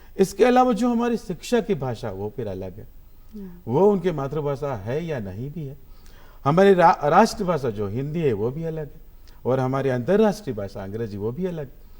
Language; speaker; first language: Hindi; non-native, local second language; Gujarati